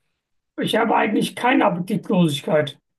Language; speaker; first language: German; non-native, fluent; Turkish